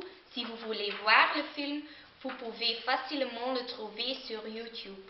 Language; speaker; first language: French; non-native, learner; Dutch